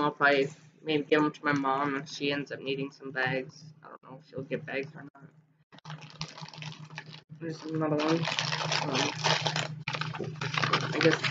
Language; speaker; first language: English; native; English